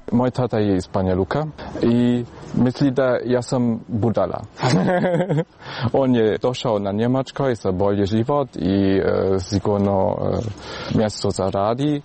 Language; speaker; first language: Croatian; early bilingual, heritage; German